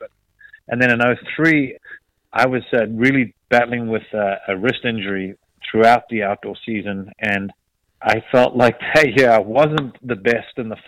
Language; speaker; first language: English; native; English